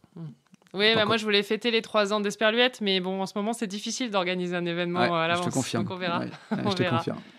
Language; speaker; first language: French; native; French